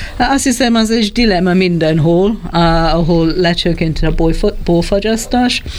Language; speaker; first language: Hungarian; non-native, fluent; English